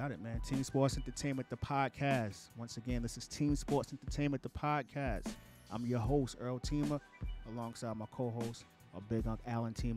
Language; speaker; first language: English; native; English